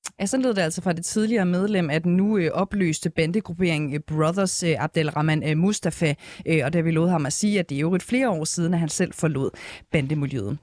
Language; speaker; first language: Danish; native; Danish